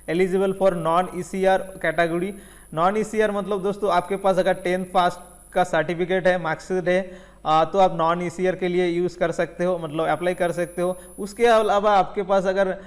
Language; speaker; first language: Hindi; non-native, local second language; Bangla